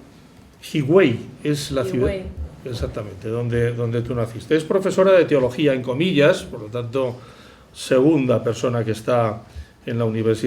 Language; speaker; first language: Spanish; native; Spanish